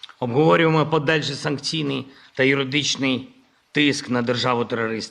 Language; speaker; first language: Ukrainian; non-native, local second language; Russian